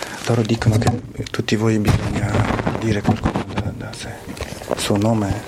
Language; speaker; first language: Italian; non-native, fluent; Ukrainian